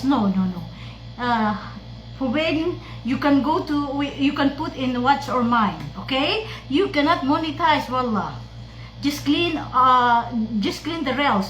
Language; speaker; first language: English; non-native, local second language; Filipino